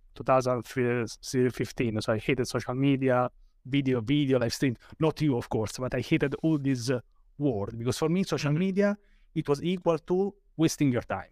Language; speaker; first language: English; non-native, fluent; Italian